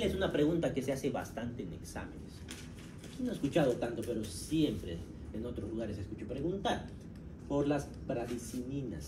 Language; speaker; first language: Spanish; native; Spanish